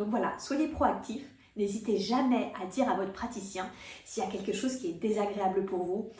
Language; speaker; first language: French; native; French